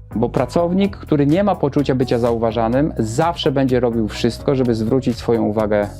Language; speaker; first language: Polish; native; Polish